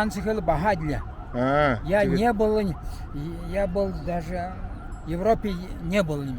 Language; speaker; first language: Russian; non-native, fluent; Mongolian